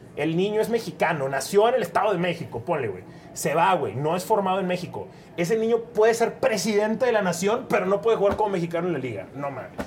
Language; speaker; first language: Spanish; native; Spanish